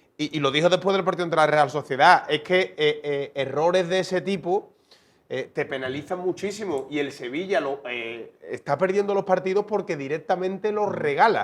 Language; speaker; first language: Spanish; native; Spanish